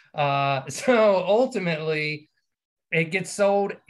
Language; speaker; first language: English; native; English